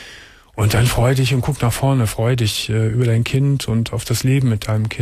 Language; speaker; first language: German; native; German